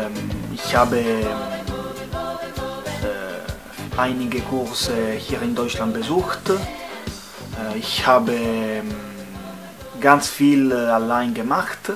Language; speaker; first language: German; non-native, fluent; Italian